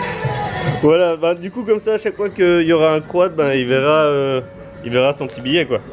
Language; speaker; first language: French; native; French